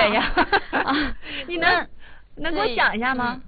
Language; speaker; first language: Chinese; native; Chinese